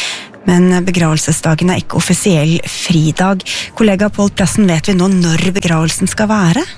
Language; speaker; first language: Norwegian; native; Norwegian